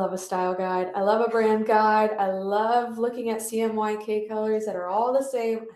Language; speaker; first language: English; native; English